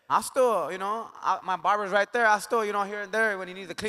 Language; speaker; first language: English; early bilingual, other home language; Spanish